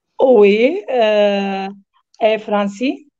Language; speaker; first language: French; non-native, learner; Arabic